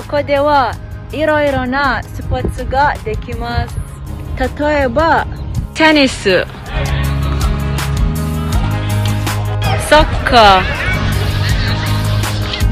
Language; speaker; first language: Japanese; non-native, learner; Arabic